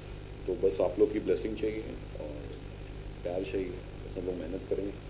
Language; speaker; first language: Hindi; native; Hindi